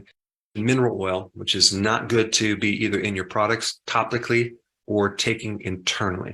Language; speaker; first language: English; native; English